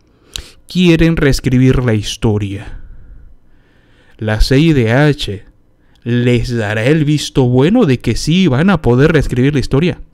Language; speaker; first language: Spanish; native; Spanish